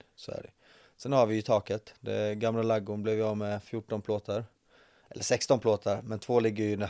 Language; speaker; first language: Swedish; native; Swedish